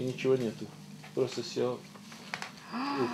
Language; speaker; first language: Russian; early bilingual, heritage; Russian